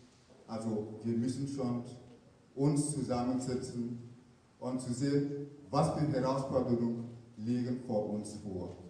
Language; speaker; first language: German; non-native, fluent; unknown